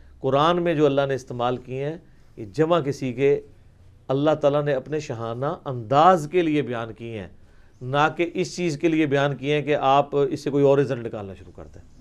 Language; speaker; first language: Urdu; non-native, local second language; Punjabi